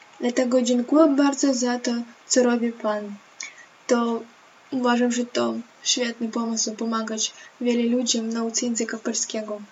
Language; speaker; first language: Polish; non-native, learner; Ukrainian